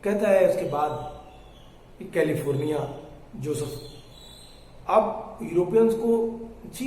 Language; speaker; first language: Hindi; native; Hindi